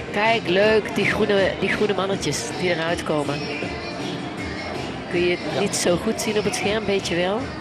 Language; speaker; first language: Dutch; native; Dutch